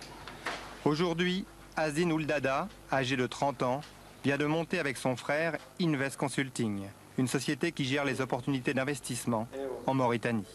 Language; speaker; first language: French; native; French